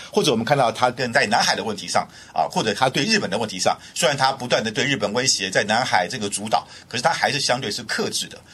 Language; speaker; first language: Chinese; native; Chinese